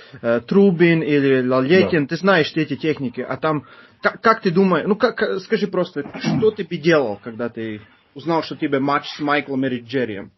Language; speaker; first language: Russian; non-native, fluent; Turkish